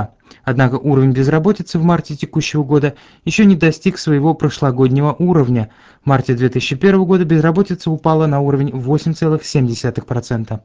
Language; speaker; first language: Russian; native; Russian